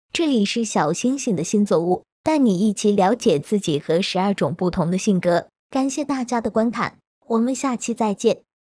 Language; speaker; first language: Chinese; native; Chinese